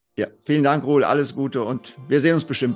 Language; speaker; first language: German; native; German